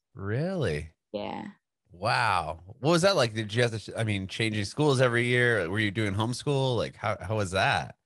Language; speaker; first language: English; native; English